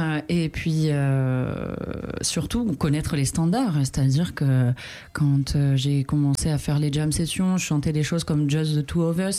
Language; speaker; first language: French; native; French